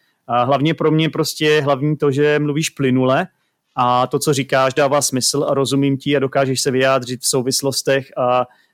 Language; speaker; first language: Czech; native; Czech